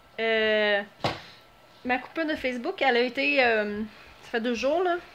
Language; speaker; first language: French; native; French